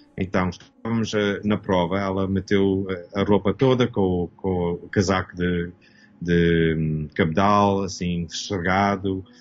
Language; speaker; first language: Portuguese; early bilingual, heritage; English